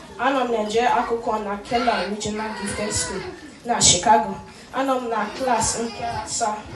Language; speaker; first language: Igbo; early bilingual, heritage; Igbo